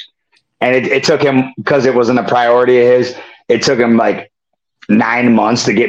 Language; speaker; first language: English; native; English